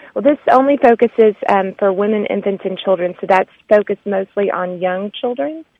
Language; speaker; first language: English; native; English